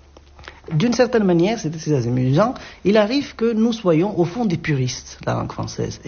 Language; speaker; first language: French; non-native, local second language; Arabic